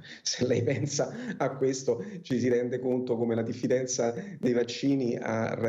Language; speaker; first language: Italian; native; Italian